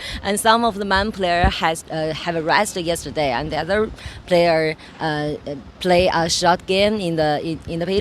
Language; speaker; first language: English; non-native, learner; Chinese